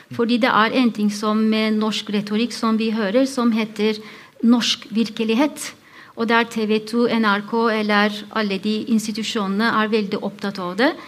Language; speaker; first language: Norwegian; non-native, fluent; Turkish